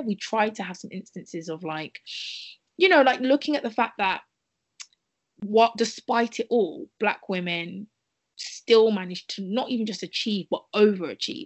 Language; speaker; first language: English; native; English